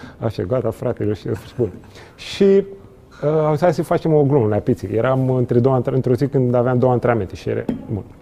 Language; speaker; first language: Romanian; non-native, fluent; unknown